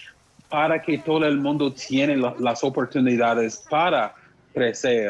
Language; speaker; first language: Spanish; non-native, fluent; English